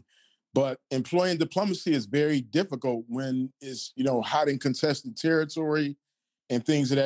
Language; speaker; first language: English; native; English